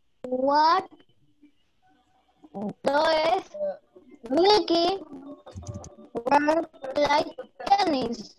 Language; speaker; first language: English; non-native, learner; Spanish